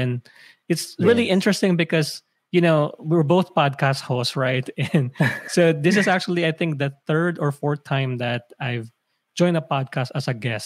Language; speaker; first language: English; non-native, local second language; Filipino